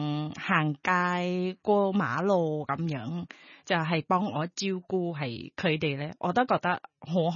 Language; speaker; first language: Cantonese; non-native, learner; Thai